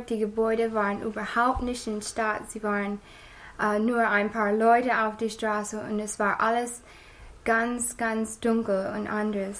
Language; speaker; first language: German; non-native, learner; English